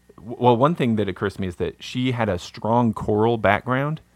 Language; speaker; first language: English; native; English